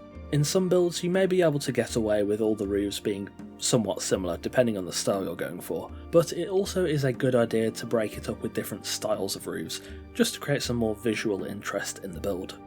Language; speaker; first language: English; native; English